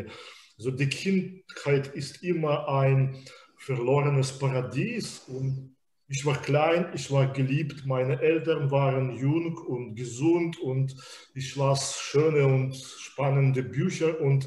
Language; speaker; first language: German; non-native, fluent; Belarusian